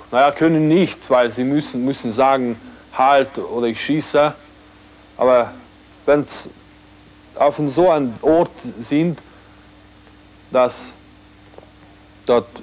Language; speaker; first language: German; non-native, learner; Hungarian